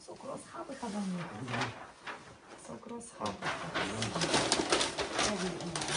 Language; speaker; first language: German; non-native, fluent; Russian